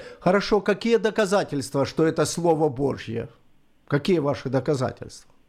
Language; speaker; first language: Russian; native; Russian